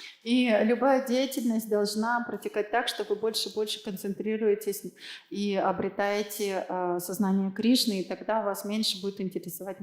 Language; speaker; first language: Russian; native; Russian